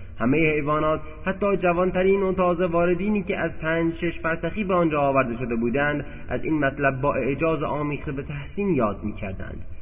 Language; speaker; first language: Persian; native; Persian